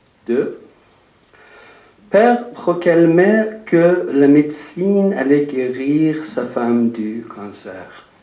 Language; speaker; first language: French; non-native, fluent; Persian